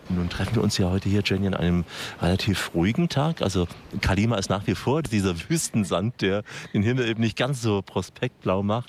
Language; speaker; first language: German; native; German